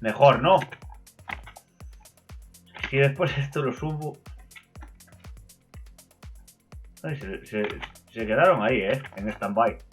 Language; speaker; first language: Spanish; native; Spanish